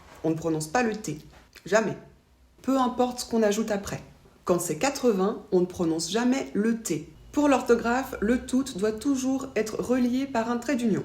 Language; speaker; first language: French; native; French